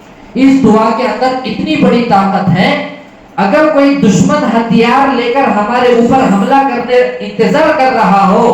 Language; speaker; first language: Urdu; native; Urdu